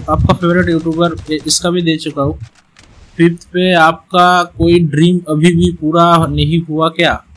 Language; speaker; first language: Hindi; non-native, local second language; Bangla